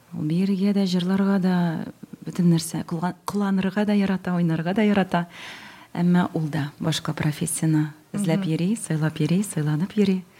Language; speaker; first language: Tatar; native; Tatar